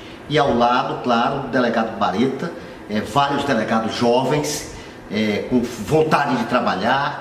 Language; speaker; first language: Portuguese; native; Portuguese